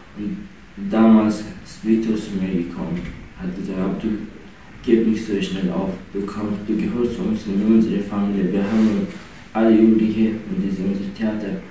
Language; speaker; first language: German; non-native, learner; Persian